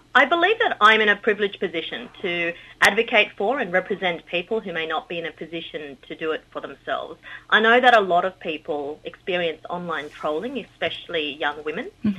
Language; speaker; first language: English; early bilingual, other home language; Korean